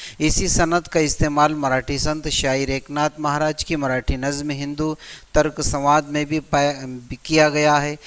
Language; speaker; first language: Urdu; native; Urdu